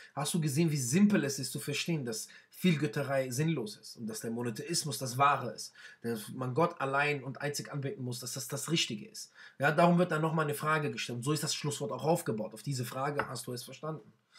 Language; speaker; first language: German; non-native, fluent; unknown